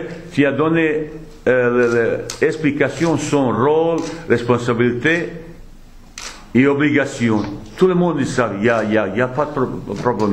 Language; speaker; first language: French; non-native, fluent; Bosnian